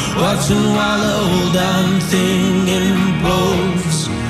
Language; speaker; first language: English; native; English